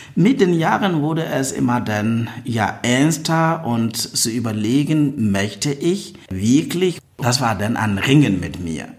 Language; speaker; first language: German; non-native, fluent; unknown